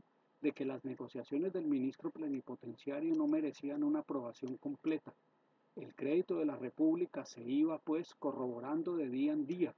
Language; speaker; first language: Spanish; native; Spanish